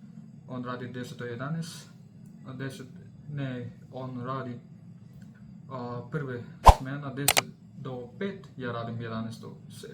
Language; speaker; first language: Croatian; non-native, learner; Nepali